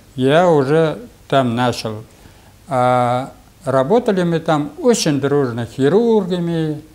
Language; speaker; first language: Russian; non-native, local second language; Bashkir